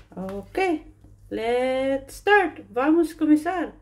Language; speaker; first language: Portuguese; non-native, learner; Cebuano